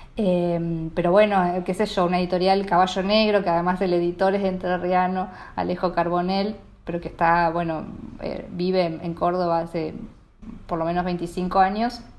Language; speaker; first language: Spanish; native; Spanish